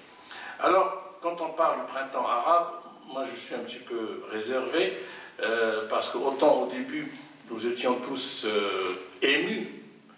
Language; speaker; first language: French; non-native, local second language; Arabic